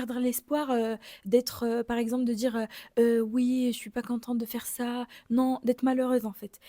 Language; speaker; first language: French; native; French